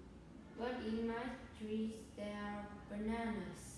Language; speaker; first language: English; non-native, learner; Vietnamese